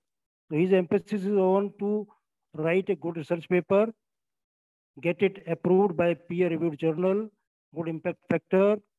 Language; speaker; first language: English; non-native, local second language; Hindi